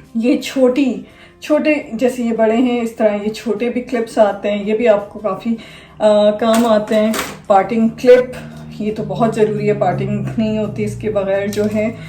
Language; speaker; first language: Urdu; native; Urdu